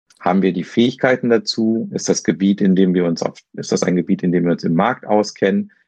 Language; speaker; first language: German; native; German